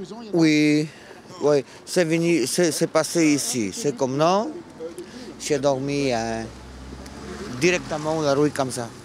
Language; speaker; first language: French; non-native, learner; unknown